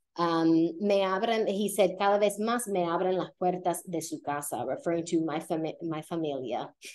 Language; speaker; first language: Spanish; non-native, fluent; English